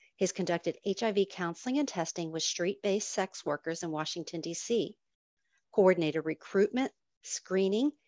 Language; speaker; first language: English; native; English